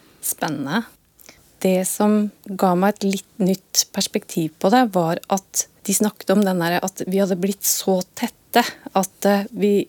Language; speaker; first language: Norwegian; native; Norwegian